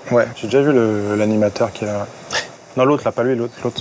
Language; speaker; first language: French; native; French